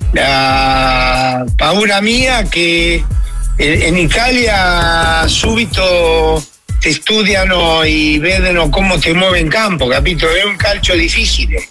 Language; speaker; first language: Italian; non-native, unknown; Spanish